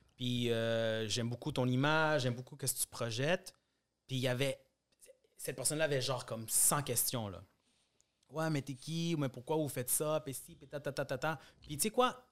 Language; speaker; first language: French; early bilingual, other home language; Spanish